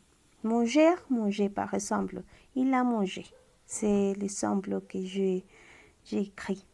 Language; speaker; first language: French; non-native, fluent; Spanish